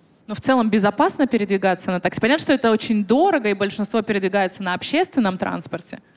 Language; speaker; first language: Russian; native; Russian